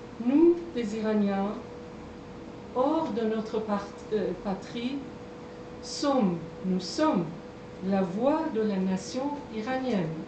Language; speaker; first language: French; non-native, fluent; Persian